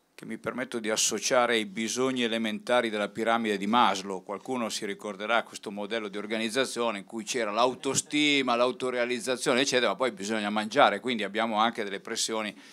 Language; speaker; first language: Italian; native; Italian